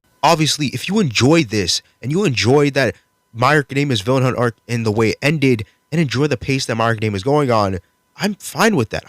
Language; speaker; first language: English; native; English